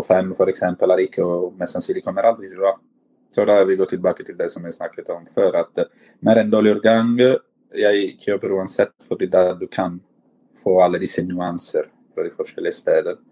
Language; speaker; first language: Norwegian; non-native, fluent; Italian